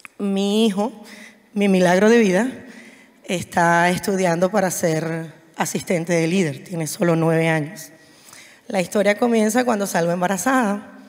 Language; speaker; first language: Spanish; native; Spanish